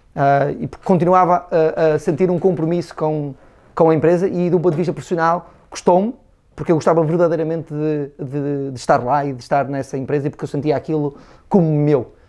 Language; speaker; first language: Portuguese; native; Portuguese